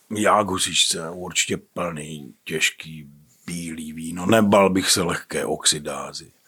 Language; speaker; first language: Czech; native; Czech